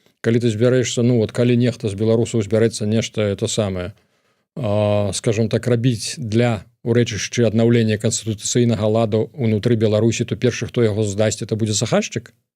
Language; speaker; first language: Belarusian; native; Belarusian